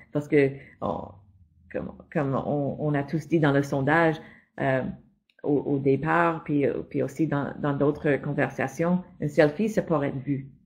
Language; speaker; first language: French; non-native, fluent; English